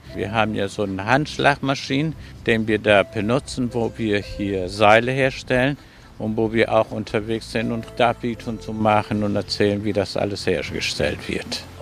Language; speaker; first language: German; non-native, fluent; Spanish